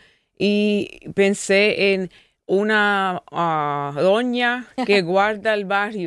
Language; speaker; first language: Spanish; early bilingual, heritage; English